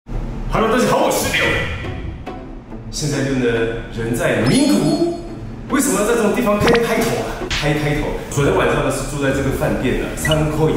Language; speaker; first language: Chinese; native; Chinese